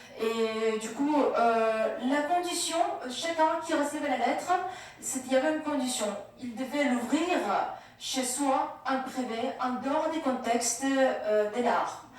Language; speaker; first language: French; non-native, fluent; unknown